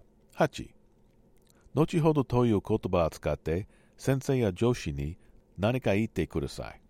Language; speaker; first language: Japanese; non-native, learner; English